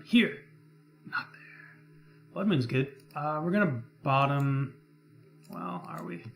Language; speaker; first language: English; native; English